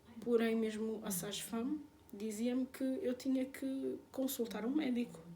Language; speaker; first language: Portuguese; native; Portuguese